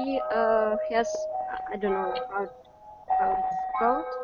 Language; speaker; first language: English; non-native, learner; Russian